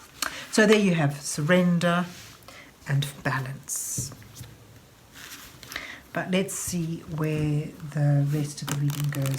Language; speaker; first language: English; native; English